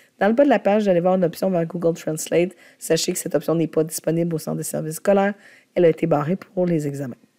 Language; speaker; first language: French; native; French